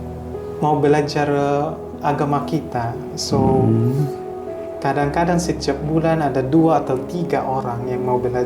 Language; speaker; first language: Indonesian; non-native, fluent; Hiligaynon